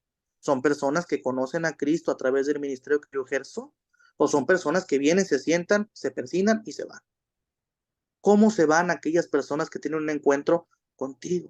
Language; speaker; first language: Spanish; native; Spanish